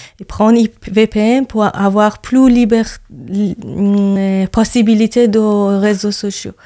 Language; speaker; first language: French; non-native, learner; Persian